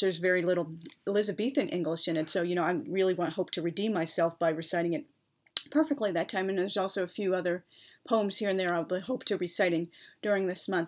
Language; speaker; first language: English; native; English